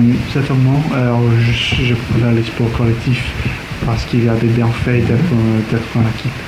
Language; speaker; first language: French; non-native, learner; English